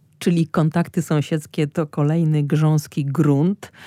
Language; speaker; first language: Polish; native; Polish